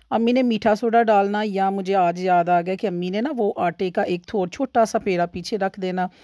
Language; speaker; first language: Urdu; non-native, local second language; Punjabi